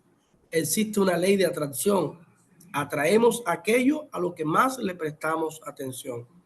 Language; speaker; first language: Spanish; native; Spanish